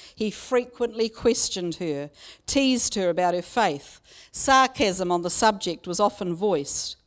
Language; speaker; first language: English; native; English